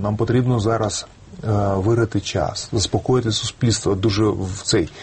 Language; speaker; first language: Ukrainian; non-native, local second language; Russian